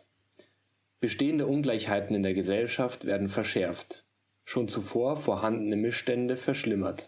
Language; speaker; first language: German; native; German